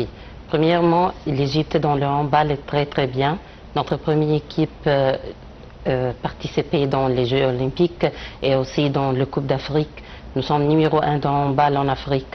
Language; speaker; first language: French; non-native, learner; Arabic